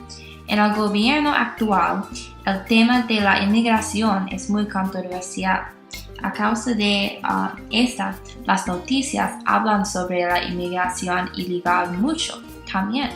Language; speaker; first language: Spanish; non-native, learner; English